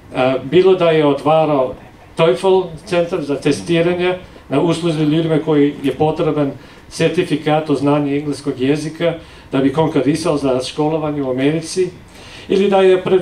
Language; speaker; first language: Serbian; non-native, fluent; English